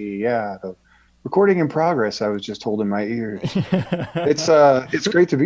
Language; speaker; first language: English; native; English